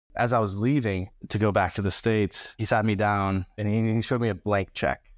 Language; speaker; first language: English; early bilingual, other home language; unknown